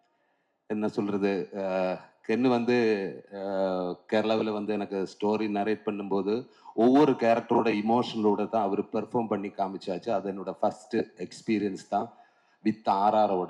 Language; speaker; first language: Tamil; non-native, fluent; Malayalam